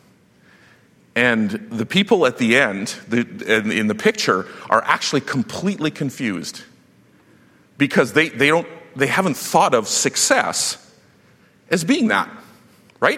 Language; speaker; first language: English; native; English